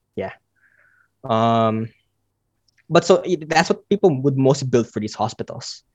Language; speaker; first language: English; non-native, local second language; Filipino